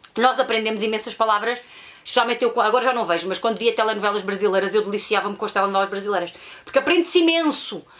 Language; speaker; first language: Portuguese; native; Portuguese